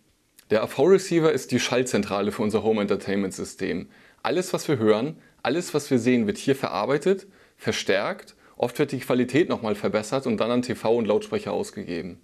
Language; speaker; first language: German; native; German